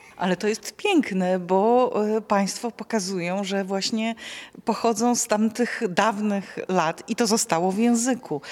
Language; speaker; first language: Polish; native; Polish